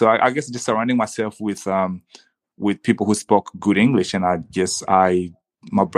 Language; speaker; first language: English; early bilingual, other home language; Swahili